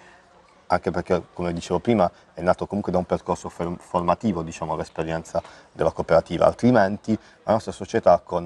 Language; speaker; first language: Italian; native; Italian